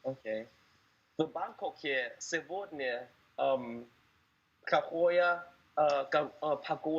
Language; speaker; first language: Russian; non-native, learner; Thai